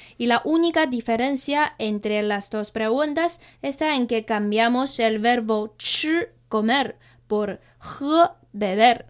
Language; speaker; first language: Spanish; non-native, fluent; Chinese